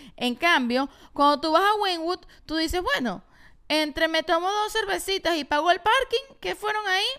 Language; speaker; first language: Spanish; native; Spanish